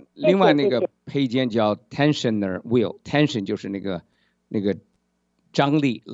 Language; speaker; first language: Chinese; native; Chinese